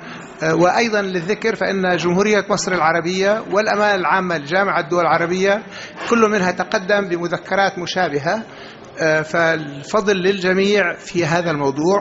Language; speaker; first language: Arabic; native; Arabic